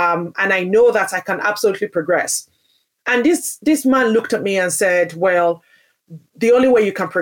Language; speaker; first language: English; non-native, local second language; Yoruba